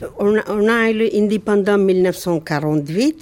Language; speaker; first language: French; non-native, learner; Tamil